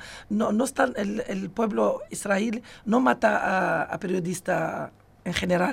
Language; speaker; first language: Spanish; non-native, fluent; Arabic